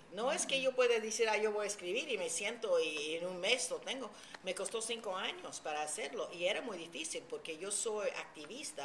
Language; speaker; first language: Spanish; early bilingual, heritage; Spanish